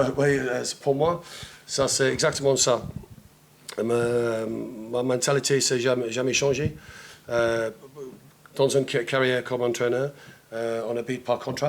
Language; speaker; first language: French; non-native, fluent; English